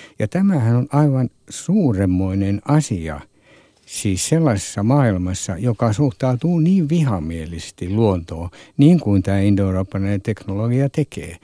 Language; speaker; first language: Finnish; native; Finnish